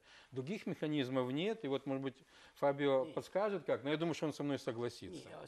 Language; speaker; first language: Russian; native; Russian